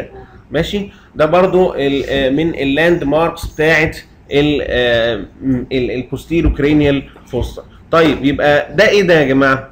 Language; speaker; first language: Arabic; native; Arabic